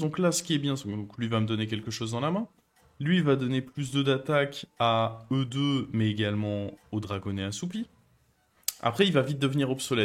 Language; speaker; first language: French; native; French